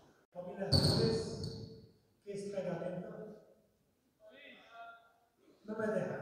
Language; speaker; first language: Spanish; non-native, fluent; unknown